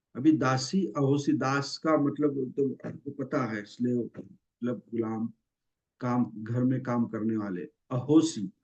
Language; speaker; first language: Hindi; non-native, local second language; Marathi